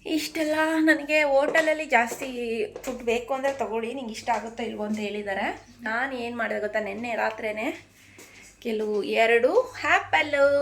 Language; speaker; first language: Kannada; native; Kannada